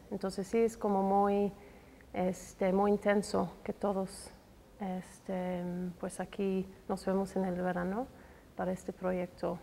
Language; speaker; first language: Spanish; non-native, fluent; English